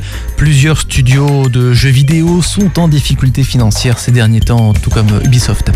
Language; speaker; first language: French; native; French